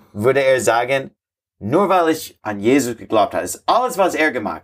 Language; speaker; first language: German; non-native, fluent; English